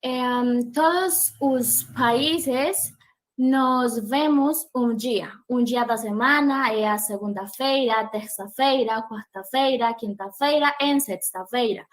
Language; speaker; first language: Portuguese; non-native, learner; Spanish